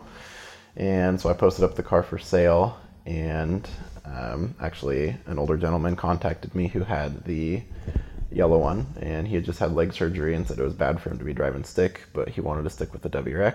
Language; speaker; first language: English; native; English